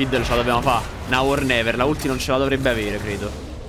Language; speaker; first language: Italian; native; Italian